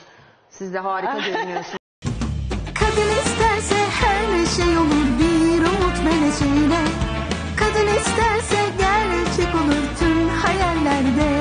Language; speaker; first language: Turkish; native; Turkish